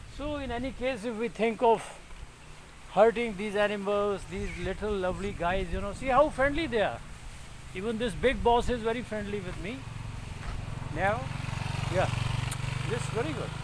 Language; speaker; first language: English; non-native, local second language; Punjabi